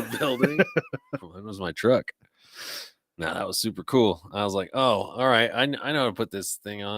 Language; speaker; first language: English; native; English